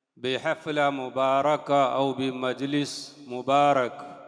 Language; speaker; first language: Arabic; non-native, fluent; Malayalam